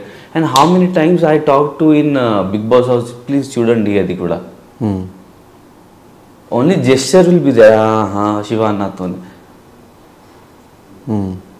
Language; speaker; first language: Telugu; non-native, learner; Hindi